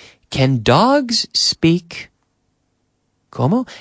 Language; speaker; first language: Spanish; non-native, fluent; English